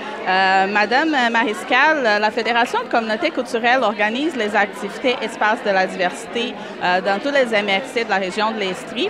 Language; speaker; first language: French; native; French